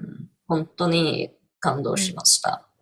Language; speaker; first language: Japanese; non-native, learner; Swedish